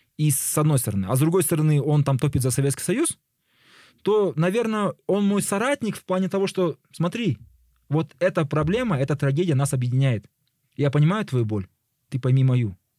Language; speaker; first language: Russian; native; Russian